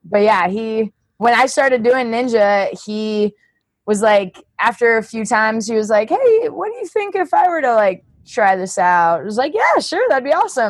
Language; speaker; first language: English; native; English